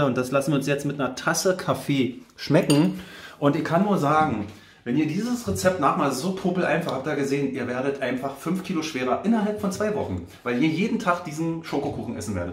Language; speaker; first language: German; native; German